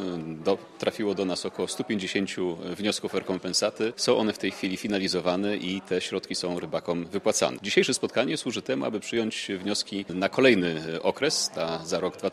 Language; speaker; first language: Polish; native; Polish